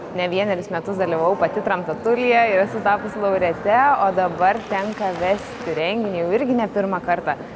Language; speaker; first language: Lithuanian; native; Lithuanian